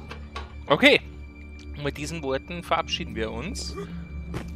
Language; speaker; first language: German; native; German